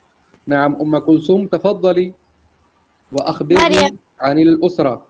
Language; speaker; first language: Arabic; non-native, fluent; Urdu